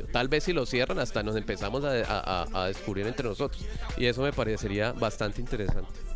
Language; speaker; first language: Spanish; native; Spanish